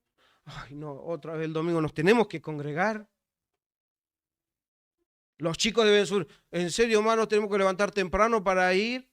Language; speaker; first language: Spanish; native; Spanish